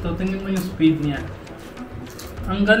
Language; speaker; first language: Filipino; non-native, learner; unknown